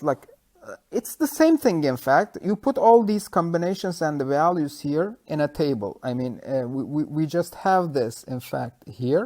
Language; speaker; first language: English; non-native, fluent; Turkish